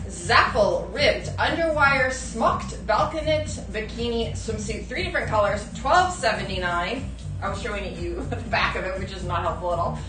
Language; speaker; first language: English; native; English